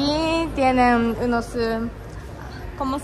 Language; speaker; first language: Spanish; non-native, learner; Japanese